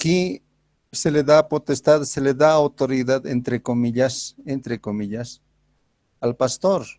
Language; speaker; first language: Spanish; native; Spanish